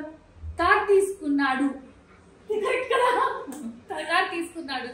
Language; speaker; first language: Telugu; non-native, learner; Kannada